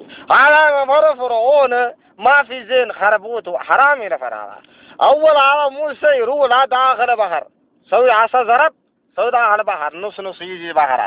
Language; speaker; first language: Arabic; non-native, learner; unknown